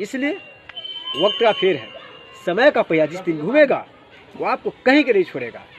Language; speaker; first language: Hindi; native; Hindi